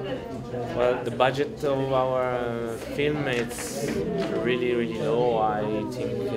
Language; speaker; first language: English; non-native, learner; Italian